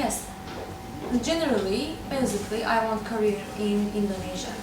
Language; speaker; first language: English; non-native, learner; Turkish